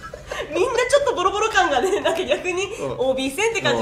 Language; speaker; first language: Japanese; native; Japanese